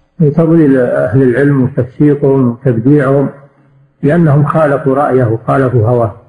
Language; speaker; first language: Arabic; native; Arabic